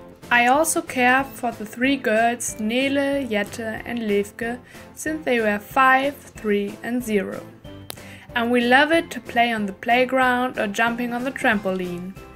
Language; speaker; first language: English; non-native, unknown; German